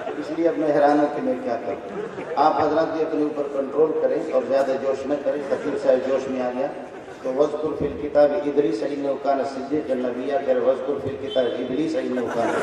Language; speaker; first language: Urdu; non-native, local second language; Brahui